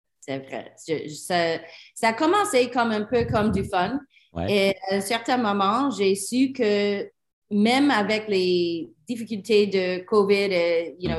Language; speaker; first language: French; non-native, learner; English